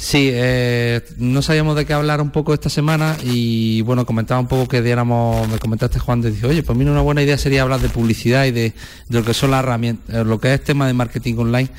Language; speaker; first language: Spanish; native; Spanish